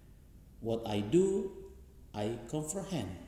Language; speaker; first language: English; non-native, learner; Indonesian